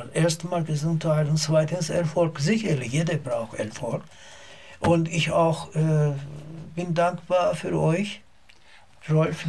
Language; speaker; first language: German; non-native, learner; Azerbaijani